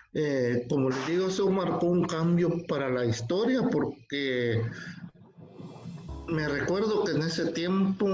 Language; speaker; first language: Spanish; native; Spanish